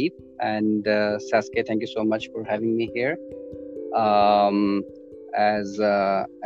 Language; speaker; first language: English; non-native, local second language; Punjabi